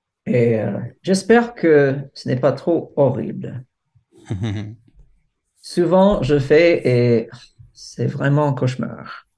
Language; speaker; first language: French; non-native, fluent; English